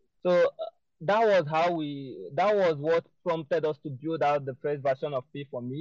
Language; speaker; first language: English; non-native, local second language; Igbo